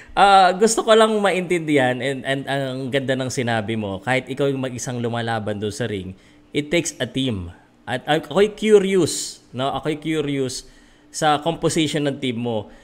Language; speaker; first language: Filipino; native; Filipino